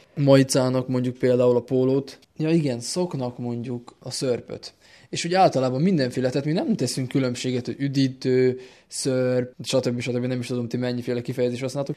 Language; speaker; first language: Hungarian; native; Hungarian